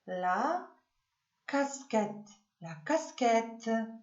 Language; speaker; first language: French; non-native, fluent; Macedonian